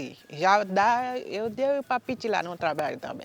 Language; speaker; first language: Portuguese; non-native, learner; Haitian Creole